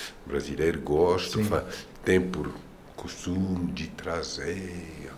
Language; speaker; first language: Portuguese; non-native, fluent; French